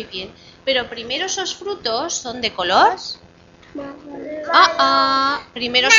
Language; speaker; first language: Spanish; native; Spanish